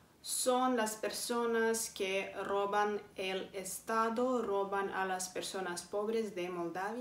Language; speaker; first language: Spanish; non-native, fluent; Romanian